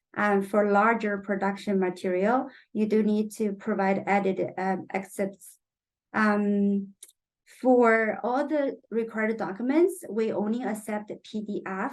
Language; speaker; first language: English; non-native, fluent; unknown